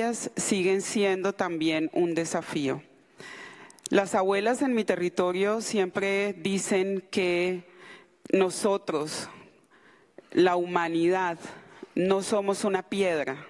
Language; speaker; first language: Spanish; non-native, local second language; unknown